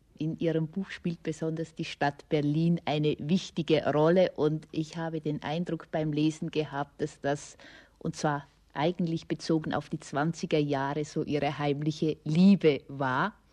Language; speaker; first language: German; native; German